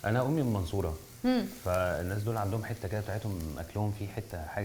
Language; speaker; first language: Arabic; native; Arabic